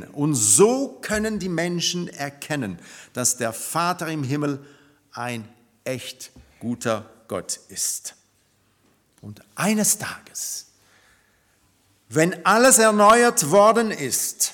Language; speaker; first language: German; non-native, fluent; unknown